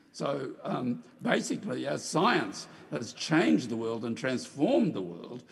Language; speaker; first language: English; native; English